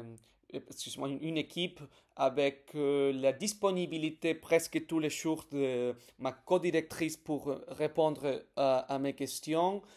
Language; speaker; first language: French; non-native, fluent; Spanish